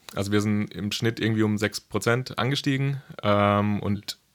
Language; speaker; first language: German; native; German